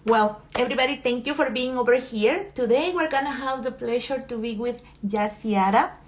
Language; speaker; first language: English; non-native, fluent; Spanish